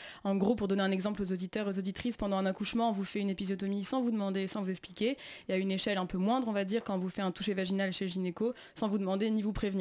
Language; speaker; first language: French; native; French